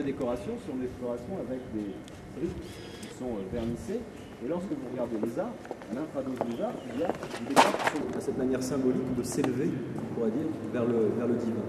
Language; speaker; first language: French; native; French